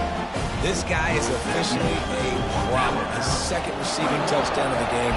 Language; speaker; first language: English; native; English